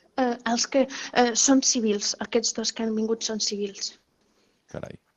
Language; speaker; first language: Catalan; non-native, fluent; Ukrainian